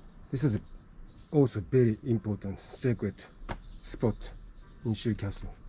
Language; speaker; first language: English; non-native, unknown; Japanese